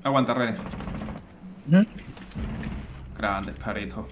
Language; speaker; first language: Spanish; native; Spanish